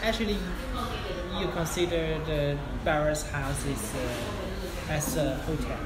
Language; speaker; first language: English; non-native, fluent; Cantonese